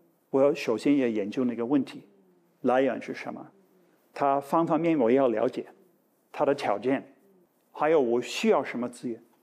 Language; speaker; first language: Chinese; non-native, fluent; English